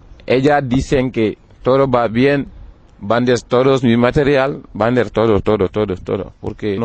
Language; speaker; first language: Spanish; non-native, learner; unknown